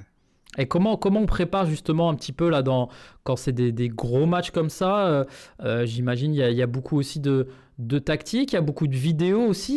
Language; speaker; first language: French; native; French